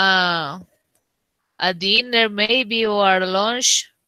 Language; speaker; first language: English; non-native, learner; Spanish